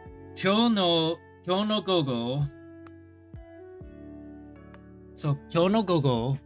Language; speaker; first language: Japanese; non-native, learner; English